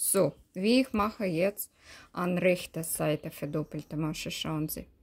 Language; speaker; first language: German; non-native, learner; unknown